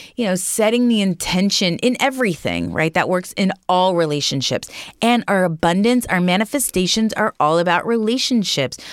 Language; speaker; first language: English; native; English